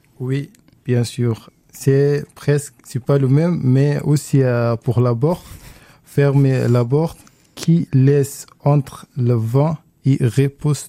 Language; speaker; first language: French; non-native, learner; Arabic